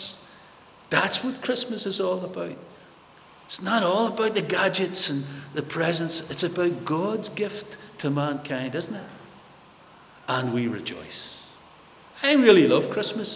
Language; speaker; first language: English; native; English